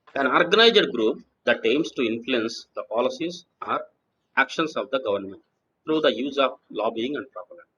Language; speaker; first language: English; non-native, local second language; Telugu